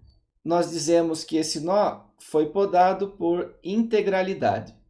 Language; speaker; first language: Portuguese; native; Portuguese